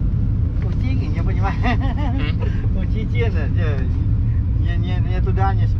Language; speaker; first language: Russian; non-native, learner; Vietnamese